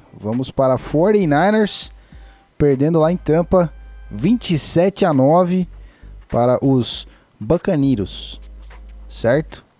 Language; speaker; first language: Portuguese; native; Portuguese